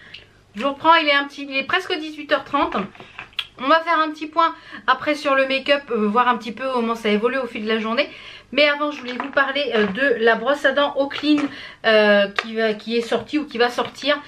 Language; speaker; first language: French; native; French